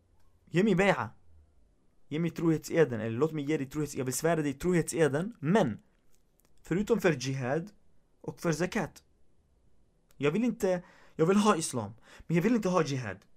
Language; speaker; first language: Swedish; early bilingual, other home language; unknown